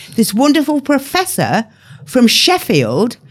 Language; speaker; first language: English; native; English